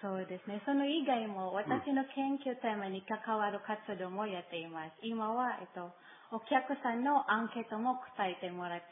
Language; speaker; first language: Japanese; non-native, learner; Filipino